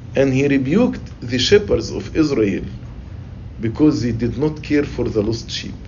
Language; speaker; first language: English; non-native, fluent; Arabic